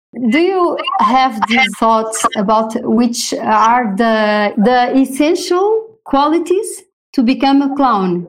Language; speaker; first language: English; non-native, fluent; Portuguese